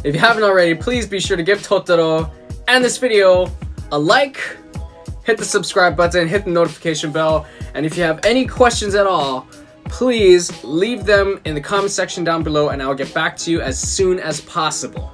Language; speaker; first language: English; native; English